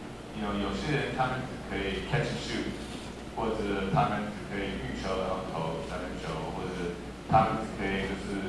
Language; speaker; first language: Chinese; early bilingual, heritage; English